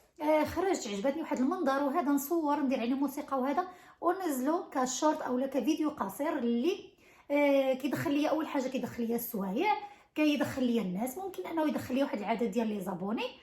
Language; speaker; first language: Arabic; native; Arabic